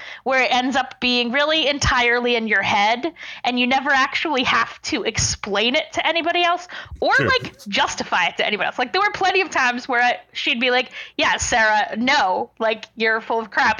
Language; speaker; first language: English; native; English